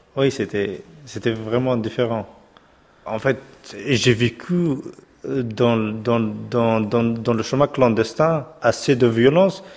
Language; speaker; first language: French; non-native, fluent; Persian